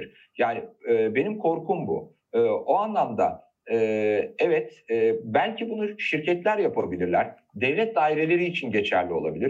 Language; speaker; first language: Turkish; native; Turkish